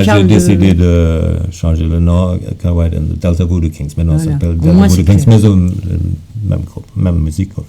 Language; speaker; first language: French; non-native, fluent; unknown